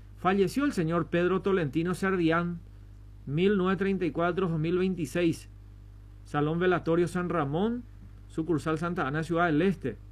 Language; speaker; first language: Spanish; native; Spanish